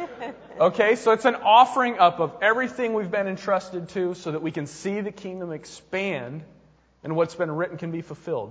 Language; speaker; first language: English; native; English